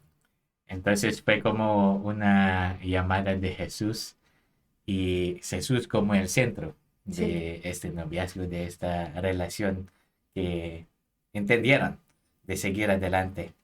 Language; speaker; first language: Spanish; non-native, fluent; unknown